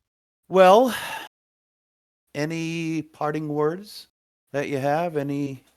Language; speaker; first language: English; native; English